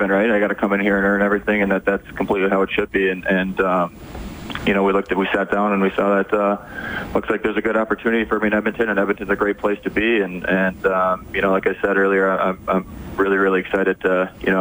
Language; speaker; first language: English; native; English